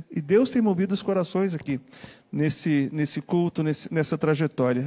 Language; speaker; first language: Portuguese; native; Portuguese